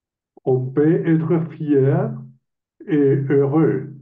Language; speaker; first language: French; non-native, learner; Spanish